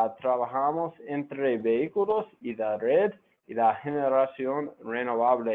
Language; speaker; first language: Spanish; non-native, fluent; English